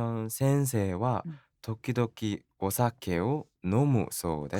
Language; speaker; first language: Japanese; non-native, learner; Korean